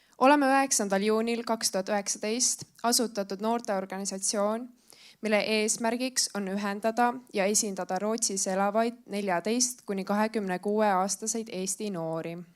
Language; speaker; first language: Estonian; early bilingual, heritage; Estonian